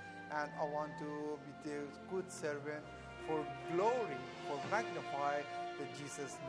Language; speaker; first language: English; non-native, learner; Persian